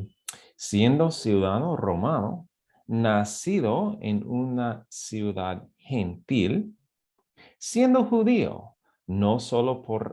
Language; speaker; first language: Spanish; non-native, fluent; English